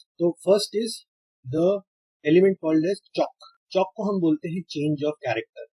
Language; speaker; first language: Hindi; native; Hindi